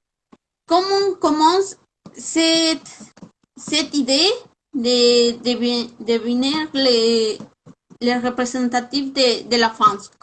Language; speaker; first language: French; non-native, fluent; Spanish